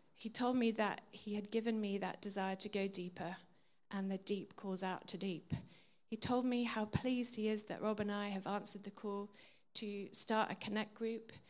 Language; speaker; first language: English; native; English